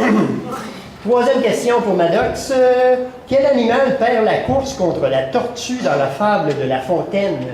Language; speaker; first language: French; native; French